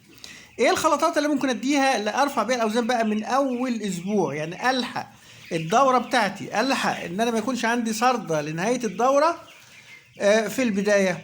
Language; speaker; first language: Arabic; native; Arabic